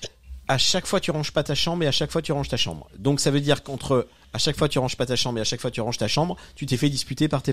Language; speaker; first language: French; native; French